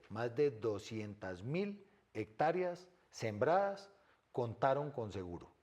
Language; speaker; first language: Spanish; native; Spanish